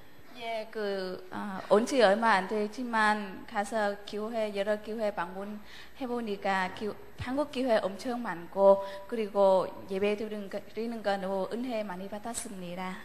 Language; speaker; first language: Korean; non-native, learner; Vietnamese